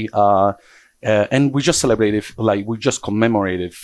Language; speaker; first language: English; early bilingual, other home language; Portuguese